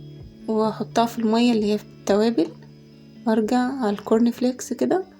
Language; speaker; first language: Arabic; native; Arabic